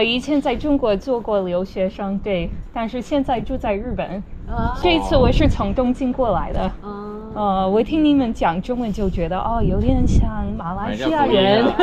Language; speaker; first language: Chinese; non-native, fluent; English